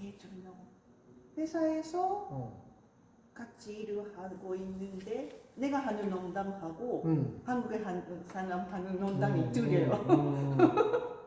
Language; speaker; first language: Korean; non-native, fluent; Japanese